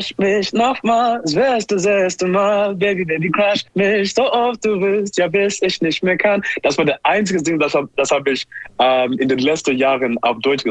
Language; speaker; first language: German; non-native, learner; English